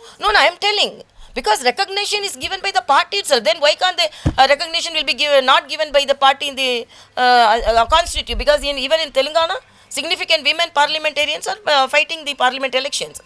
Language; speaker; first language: English; non-native, local second language; Tamil